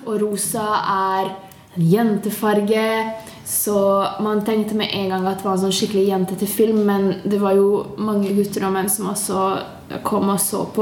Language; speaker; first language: Norwegian; non-native, fluent; Hungarian